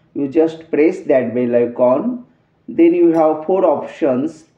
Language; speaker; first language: English; non-native, local second language; Marathi